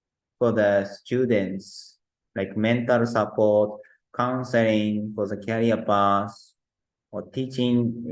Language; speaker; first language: English; non-native, learner; Japanese